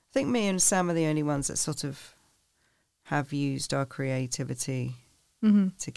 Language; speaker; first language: English; native; English